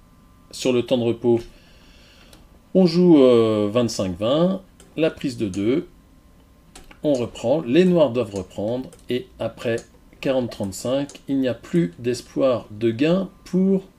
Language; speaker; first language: French; native; French